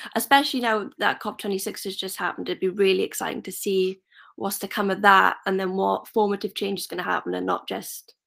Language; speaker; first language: English; native; English